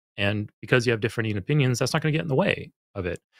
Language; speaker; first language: English; native; English